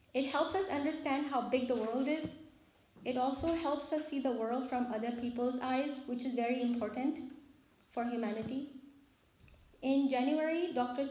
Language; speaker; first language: English; non-native, local second language; Urdu